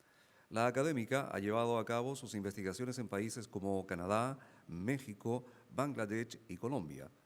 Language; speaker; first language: Spanish; native; Spanish